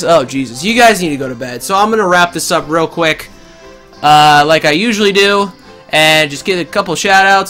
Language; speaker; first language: English; native; English